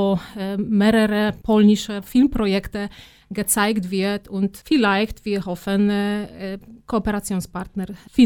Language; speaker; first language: German; non-native, fluent; Polish